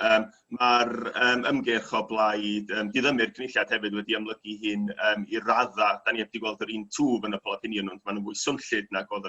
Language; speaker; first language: Welsh; native; Welsh